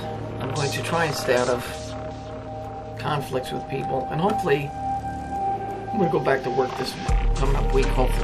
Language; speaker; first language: English; native; English